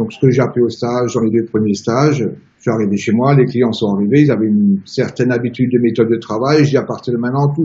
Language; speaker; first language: French; native; French